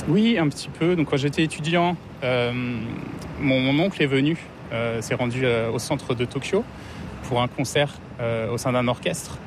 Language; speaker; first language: French; native; French